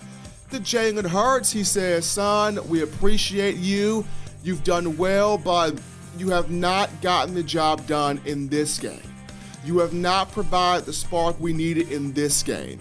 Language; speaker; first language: English; native; English